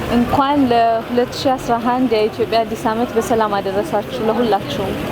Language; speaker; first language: Amharic; early bilingual, heritage; Amharic